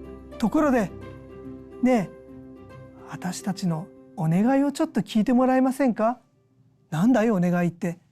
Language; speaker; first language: Japanese; native; Japanese